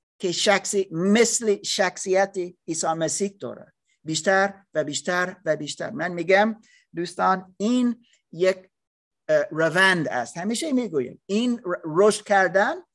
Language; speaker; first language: Persian; non-native, learner; English